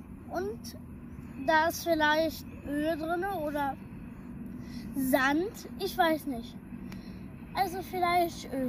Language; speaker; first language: German; early bilingual, other home language; Urdu